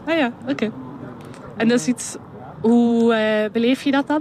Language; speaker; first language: Dutch; native; Dutch